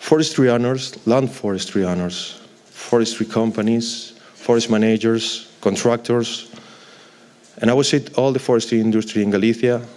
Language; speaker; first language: English; non-native, fluent; Galician